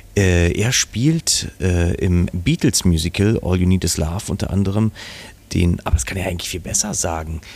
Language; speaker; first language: German; native; German